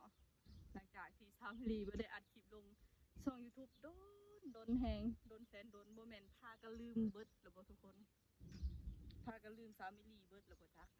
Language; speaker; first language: Thai; non-native, local second language; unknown